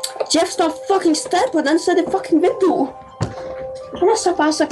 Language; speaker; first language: Danish; native; Danish